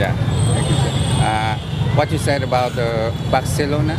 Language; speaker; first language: English; non-native, learner; Vietnamese